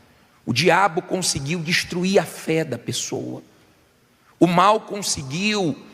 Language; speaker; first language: Portuguese; native; Portuguese